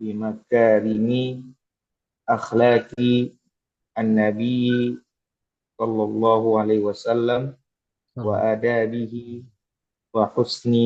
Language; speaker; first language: Arabic; non-native, learner; Indonesian